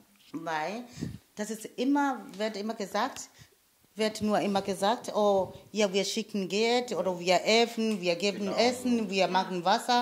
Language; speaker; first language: German; non-native, fluent; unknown